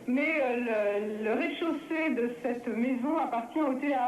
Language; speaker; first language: French; non-native, fluent; Russian